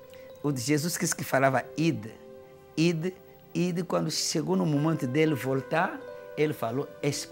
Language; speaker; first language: Portuguese; non-native, fluent; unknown